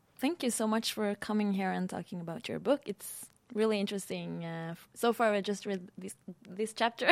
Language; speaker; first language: English; non-native, fluent; Norwegian